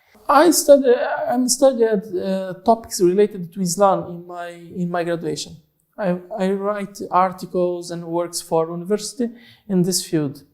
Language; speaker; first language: English; non-native, learner; Portuguese